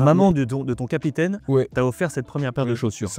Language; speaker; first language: French; native; French